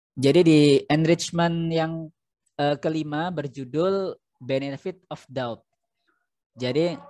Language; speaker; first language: Indonesian; native; Indonesian